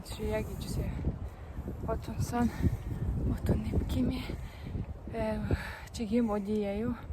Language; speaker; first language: Korean; non-native, learner; Ukrainian